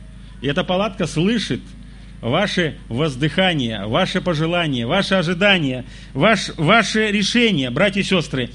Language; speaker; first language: Russian; native; Russian